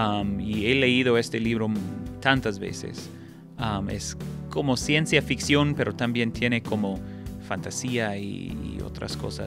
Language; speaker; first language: Spanish; non-native, fluent; English